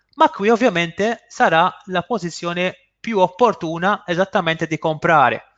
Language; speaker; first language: Italian; non-native, fluent; Maltese